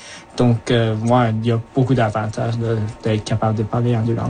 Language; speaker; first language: French; early bilingual, other home language; Japanese